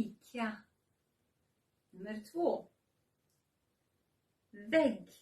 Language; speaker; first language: Swedish; non-native, fluent; Serbian